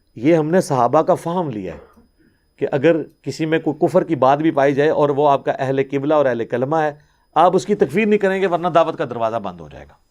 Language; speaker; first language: Urdu; non-native, local second language; Punjabi